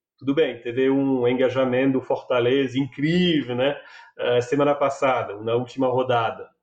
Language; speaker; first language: Portuguese; non-native, fluent; French